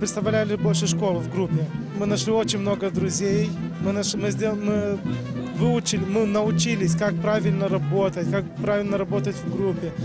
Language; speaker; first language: Russian; non-native, local second language; Romanian